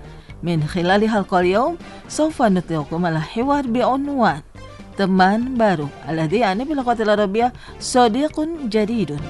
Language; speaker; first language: Arabic; non-native, fluent; Indonesian